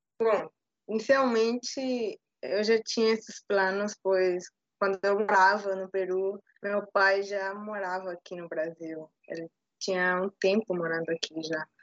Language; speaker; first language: Portuguese; non-native, fluent; Spanish